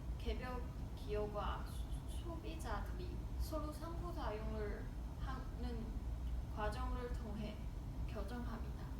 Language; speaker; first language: Korean; non-native, learner; Chinese